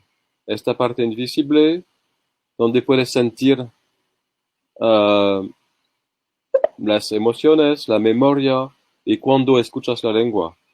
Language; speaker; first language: Spanish; non-native, learner; French